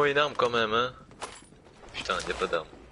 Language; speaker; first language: French; native; French